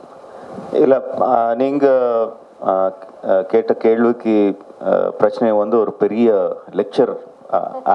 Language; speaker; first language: Tamil; non-native, local second language; Telugu